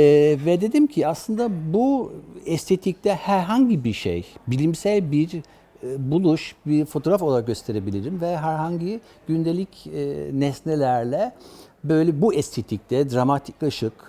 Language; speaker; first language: Turkish; early bilingual, other home language; German